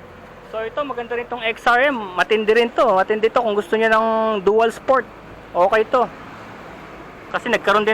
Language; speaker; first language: Filipino; native; Filipino